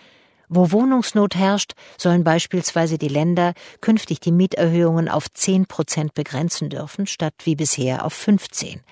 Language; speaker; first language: German; native; German